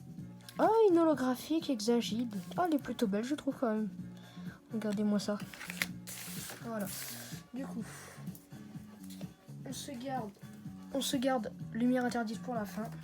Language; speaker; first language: French; native; French